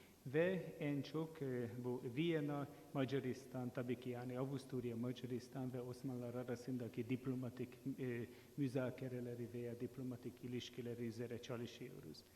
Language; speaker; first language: Turkish; non-native, fluent; Hungarian